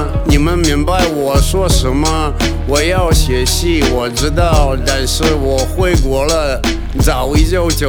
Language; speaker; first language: Chinese; non-native, learner; Russian